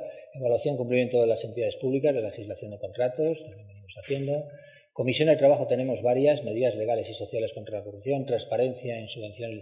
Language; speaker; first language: Spanish; native; Spanish